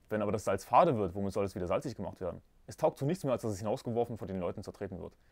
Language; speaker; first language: German; native; German